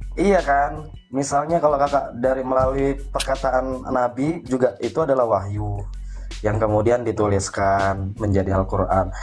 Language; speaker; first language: Indonesian; native; Indonesian